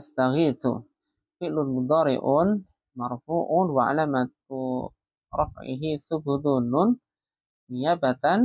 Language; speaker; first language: Arabic; non-native, learner; Indonesian